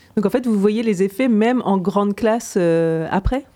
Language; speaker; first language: French; native; French